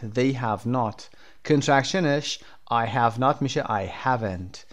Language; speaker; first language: English; non-native, fluent; Persian